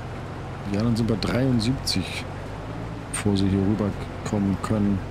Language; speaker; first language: German; native; German